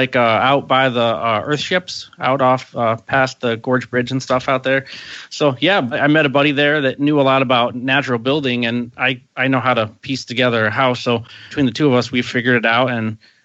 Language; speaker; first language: English; native; English